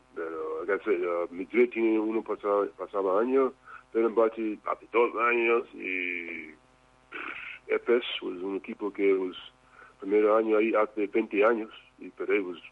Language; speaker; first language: Spanish; non-native, fluent; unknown